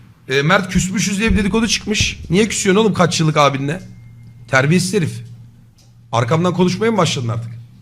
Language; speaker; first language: Turkish; native; Turkish